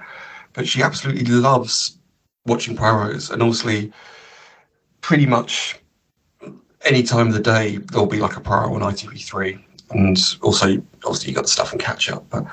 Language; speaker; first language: English; native; English